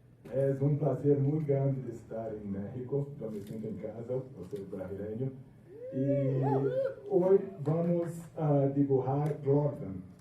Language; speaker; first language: Spanish; non-native, fluent; Portuguese